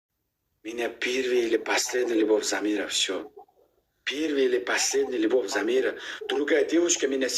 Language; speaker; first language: Russian; non-native, learner; Uzbek